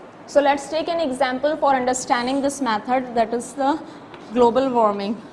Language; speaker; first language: English; non-native, local second language; Urdu